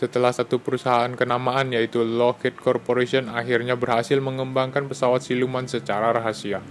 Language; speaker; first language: Indonesian; native; Indonesian